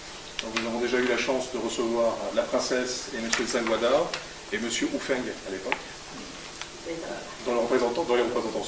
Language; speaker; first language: French; native; French